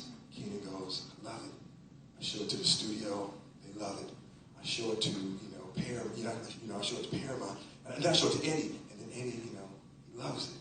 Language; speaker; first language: English; native; English